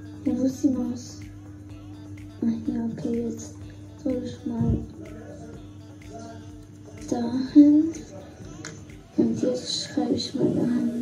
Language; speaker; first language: German; early bilingual, other home language; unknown